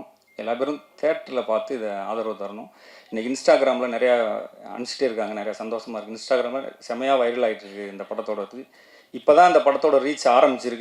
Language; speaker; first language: Tamil; native; Tamil